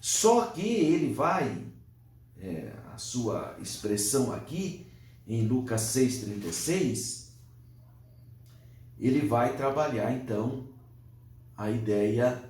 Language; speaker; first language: Portuguese; native; Portuguese